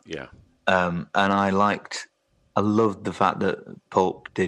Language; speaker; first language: English; native; English